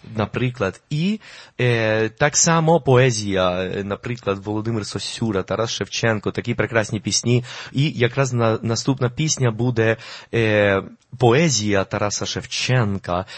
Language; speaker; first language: Ukrainian; non-native, fluent; Spanish